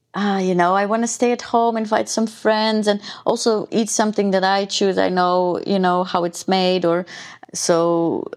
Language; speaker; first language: English; non-native, fluent; Dutch